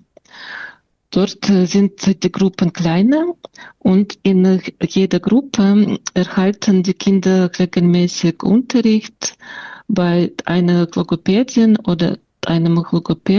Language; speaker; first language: German; non-native, fluent; Russian